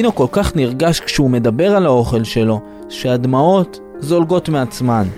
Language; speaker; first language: Hebrew; native; Hebrew